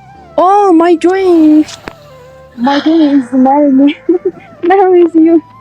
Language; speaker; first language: English; non-native, learner; Chinese